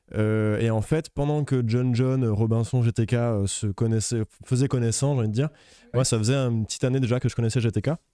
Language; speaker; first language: French; native; French